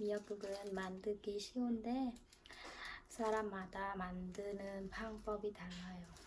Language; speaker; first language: Korean; non-native, fluent; Khmer